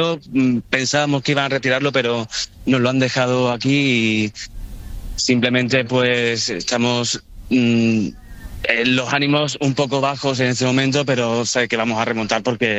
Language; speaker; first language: Spanish; native; Spanish